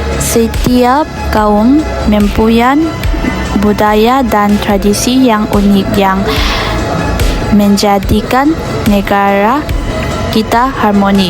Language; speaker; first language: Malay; non-native, learner; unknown